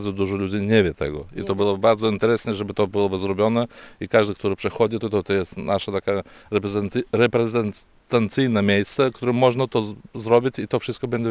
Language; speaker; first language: Polish; non-native, learner; Lithuanian